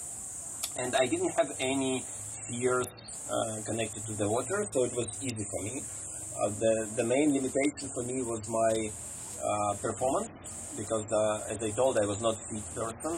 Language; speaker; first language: English; non-native, fluent; Russian